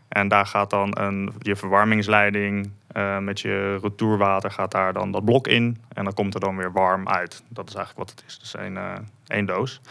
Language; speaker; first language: Dutch; native; Dutch